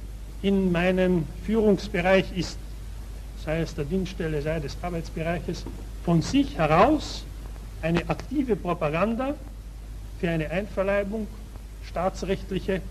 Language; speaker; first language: German; native; German